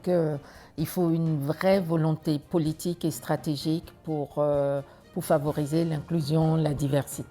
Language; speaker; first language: French; native; French